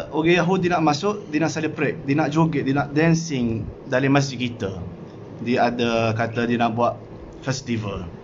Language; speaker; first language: Malay; non-native, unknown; Arabic